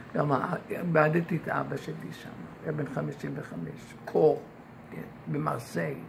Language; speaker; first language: Hebrew; non-native, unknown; Yiddish